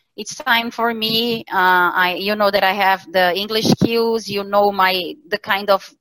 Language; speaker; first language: English; non-native, fluent; Portuguese